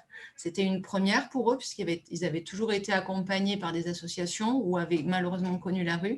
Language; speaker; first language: French; native; French